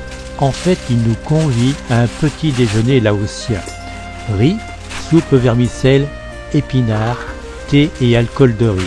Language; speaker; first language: French; native; French